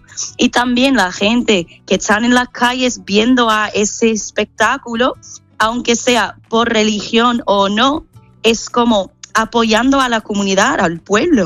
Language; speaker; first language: Spanish; non-native, fluent; English